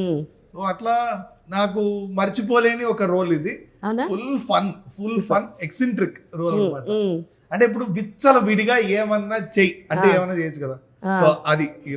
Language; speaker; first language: Telugu; native; Telugu